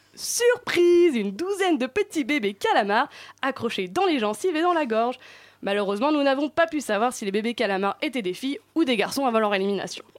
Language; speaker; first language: French; native; French